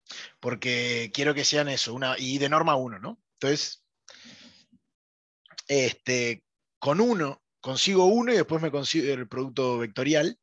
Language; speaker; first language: Spanish; native; Spanish